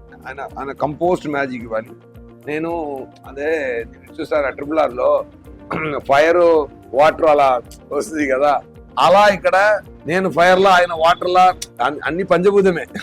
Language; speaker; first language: Telugu; non-native, fluent; Tamil